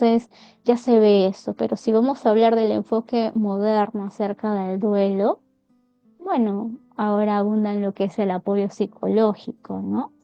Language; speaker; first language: Spanish; native; Spanish